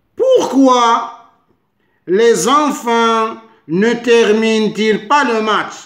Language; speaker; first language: French; non-native, local second language; Arabic